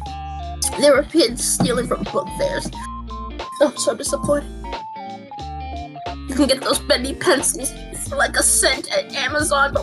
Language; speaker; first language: English; native; English